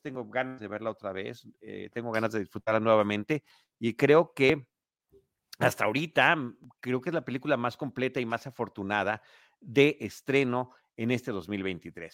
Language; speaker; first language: Spanish; native; Spanish